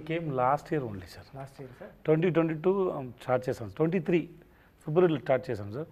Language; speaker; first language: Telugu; non-native, local second language; Tamil